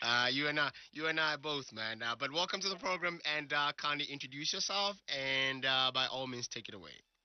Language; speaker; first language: English; non-native, local second language; Tswana